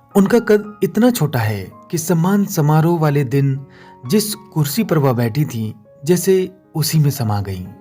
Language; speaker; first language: Hindi; native; Hindi